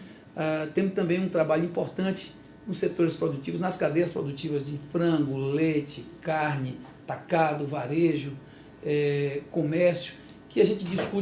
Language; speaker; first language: Portuguese; native; Portuguese